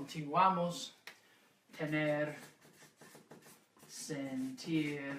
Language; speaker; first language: Spanish; non-native, fluent; English